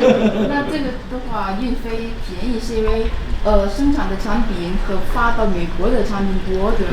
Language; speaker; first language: Chinese; non-native, fluent; Indonesian